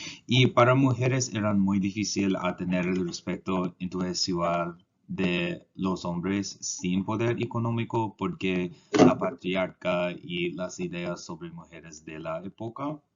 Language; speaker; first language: Spanish; non-native, learner; English